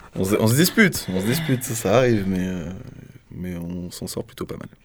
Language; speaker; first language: French; native; French